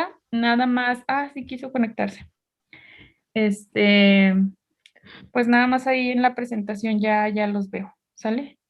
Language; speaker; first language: Spanish; native; Spanish